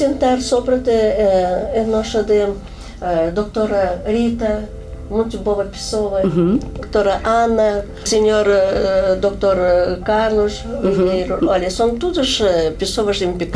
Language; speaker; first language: Portuguese; non-native, learner; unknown